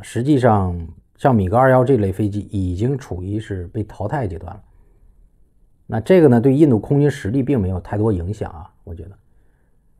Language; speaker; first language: Chinese; native; Chinese